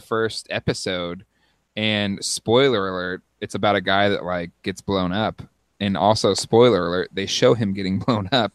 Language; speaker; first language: English; native; English